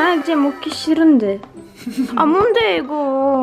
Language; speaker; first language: Korean; non-native, learner; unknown